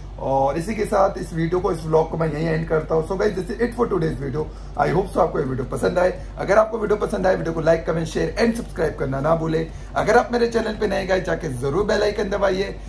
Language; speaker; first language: Hindi; non-native, local second language; Nepali